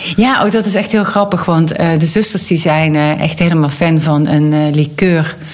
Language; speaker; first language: Dutch; native; Dutch